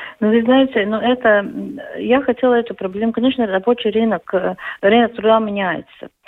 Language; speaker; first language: Russian; non-native, local second language; Latvian